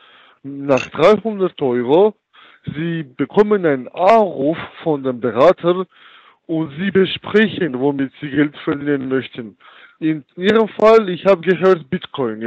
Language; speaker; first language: German; non-native, learner; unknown